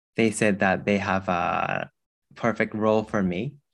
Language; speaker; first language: English; non-native, fluent; Japanese